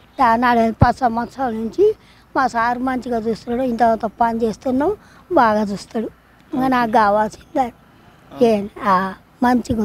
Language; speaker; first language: Telugu; native; Telugu